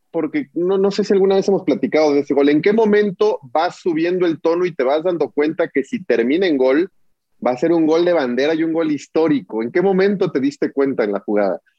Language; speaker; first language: Spanish; native; Spanish